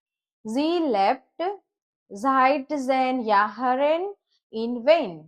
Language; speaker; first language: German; non-native, learner; Gujarati